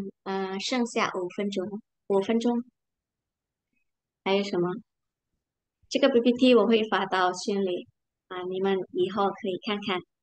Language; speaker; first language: Chinese; non-native, fluent; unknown